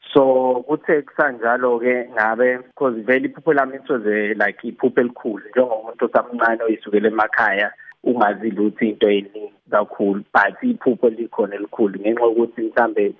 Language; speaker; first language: Zulu; native; Zulu